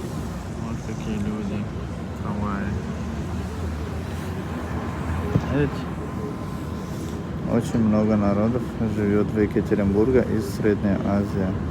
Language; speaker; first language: Russian; non-native, fluent; Tajik